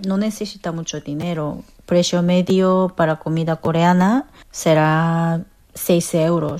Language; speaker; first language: Spanish; non-native, learner; Korean